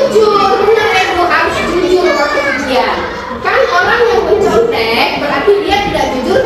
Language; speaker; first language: Indonesian; native; Indonesian